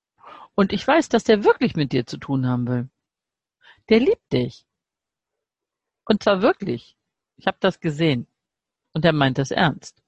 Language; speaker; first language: German; native; German